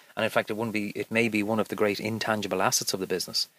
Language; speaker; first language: English; native; English